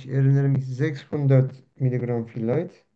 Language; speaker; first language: German; non-native, learner; Turkish